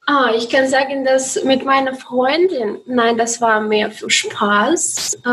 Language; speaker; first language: German; non-native, learner; Russian